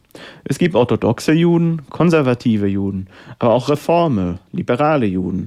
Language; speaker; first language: German; non-native, fluent; Hebrew